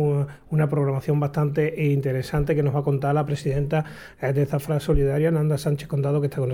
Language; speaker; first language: Spanish; native; Spanish